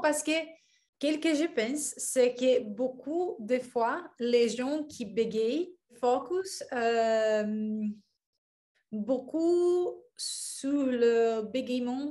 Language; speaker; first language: French; non-native, learner; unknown